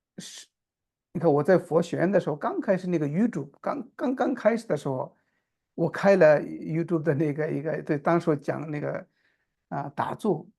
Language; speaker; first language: Chinese; non-native, local second language; Tibetan